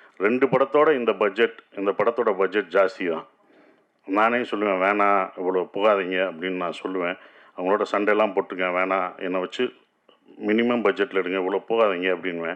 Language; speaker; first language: Tamil; native; Tamil